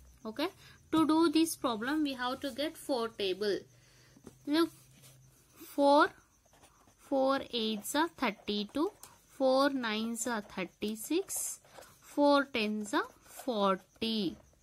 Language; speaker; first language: English; non-native, local second language; Telugu